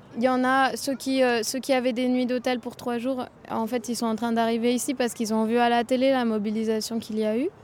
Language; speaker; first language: French; native; French